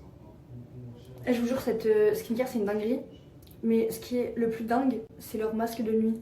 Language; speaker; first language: French; native; French